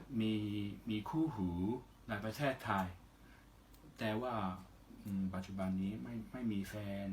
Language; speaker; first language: Thai; non-native, fluent; English